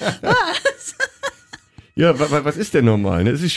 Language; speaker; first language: German; native; German